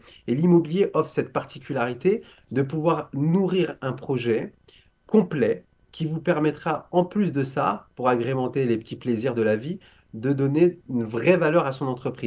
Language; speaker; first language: French; native; French